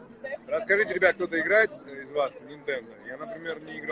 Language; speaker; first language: Russian; native; Russian